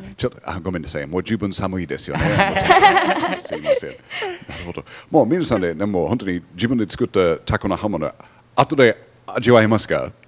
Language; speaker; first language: Japanese; non-native, fluent; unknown